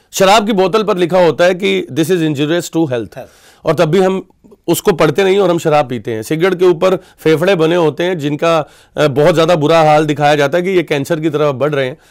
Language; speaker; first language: Hindi; non-native, local second language; Punjabi